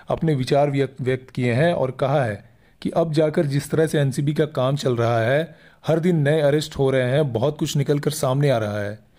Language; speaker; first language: Hindi; native; Hindi